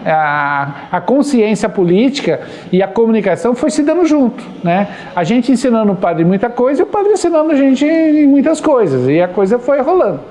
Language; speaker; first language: Portuguese; native; Portuguese